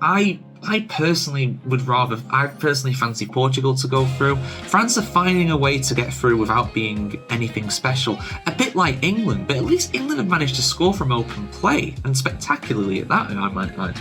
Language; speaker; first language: English; native; English